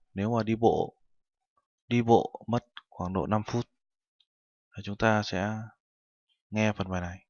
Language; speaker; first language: Vietnamese; native; Vietnamese